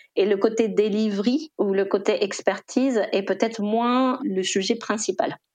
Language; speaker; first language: French; non-native, fluent; Spanish